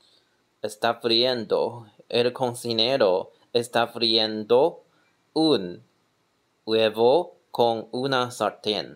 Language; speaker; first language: Spanish; non-native, learner; Chinese